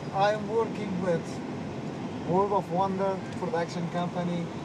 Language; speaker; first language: English; non-native, learner; Persian